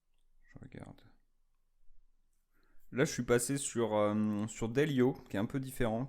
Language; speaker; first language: French; native; French